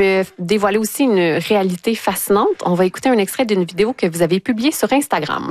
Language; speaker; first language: French; native; French